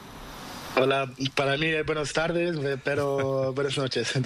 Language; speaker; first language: Spanish; non-native, learner; Portuguese